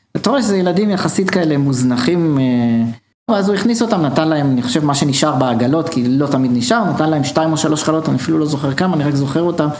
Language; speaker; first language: Hebrew; native; Hebrew